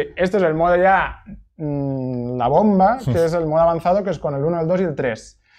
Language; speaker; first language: Spanish; native; Spanish